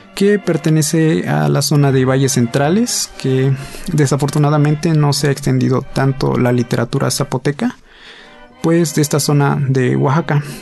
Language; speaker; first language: Spanish; native; Spanish